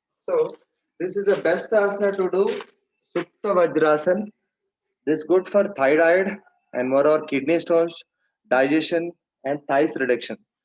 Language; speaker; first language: English; non-native, local second language; Telugu